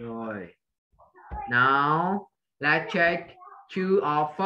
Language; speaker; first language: English; non-native, fluent; Vietnamese